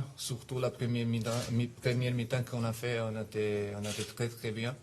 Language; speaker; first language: French; non-native, fluent; Italian